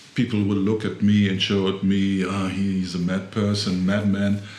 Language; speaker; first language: English; non-native, fluent; German